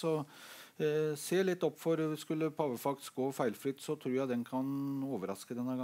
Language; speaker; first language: Norwegian; native; Norwegian